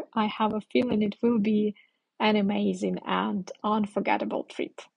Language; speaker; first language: English; non-native, fluent; Ukrainian